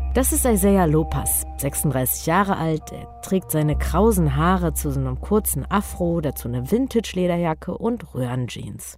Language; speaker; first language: German; native; German